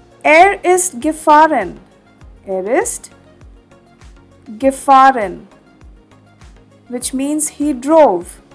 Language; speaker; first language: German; non-native, fluent; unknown